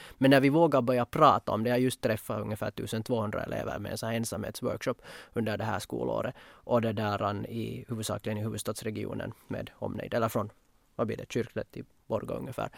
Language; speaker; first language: Swedish; native; Swedish